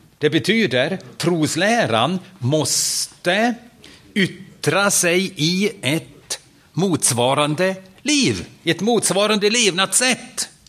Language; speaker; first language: Swedish; non-native, fluent; German